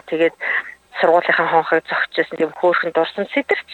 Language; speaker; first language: Mongolian; native; Mongolian